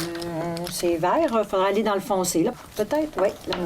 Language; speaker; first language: French; native; French